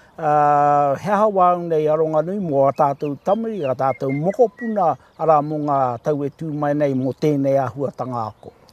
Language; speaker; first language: Māori; native; Māori